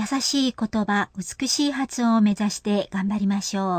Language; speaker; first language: Japanese; non-native, fluent; Korean